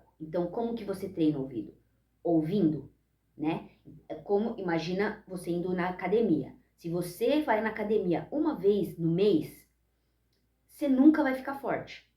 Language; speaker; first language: Portuguese; early bilingual, heritage; Portuguese